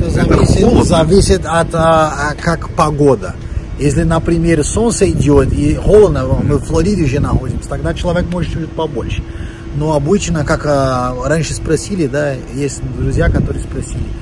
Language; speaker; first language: Russian; non-native, fluent; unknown